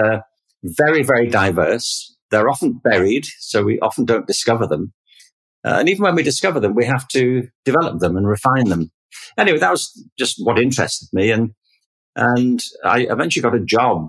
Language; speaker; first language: English; native; English